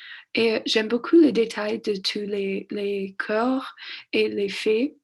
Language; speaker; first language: French; non-native, learner; English